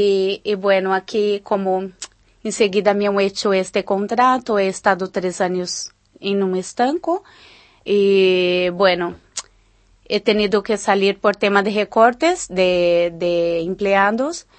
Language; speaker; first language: Spanish; non-native, fluent; Portuguese